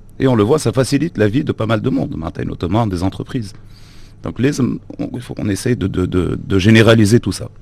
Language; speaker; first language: French; non-native, local second language; Arabic